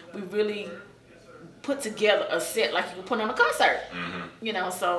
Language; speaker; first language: English; native; English